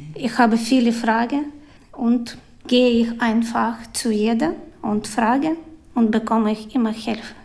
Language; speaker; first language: German; non-native, learner; Ukrainian